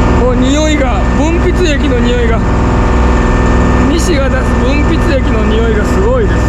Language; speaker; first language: Japanese; native; Japanese